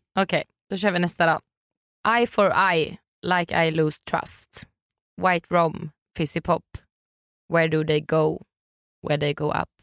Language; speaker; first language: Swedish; native; Swedish